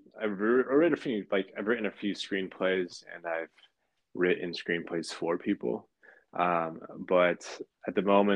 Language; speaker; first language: English; native; English